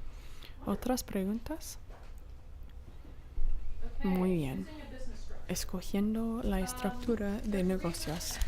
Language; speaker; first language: Spanish; non-native, fluent; English